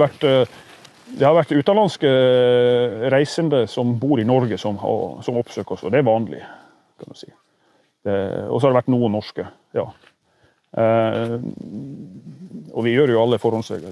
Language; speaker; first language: Norwegian; native; Norwegian